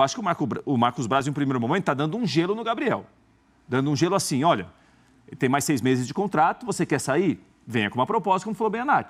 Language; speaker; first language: Portuguese; native; Portuguese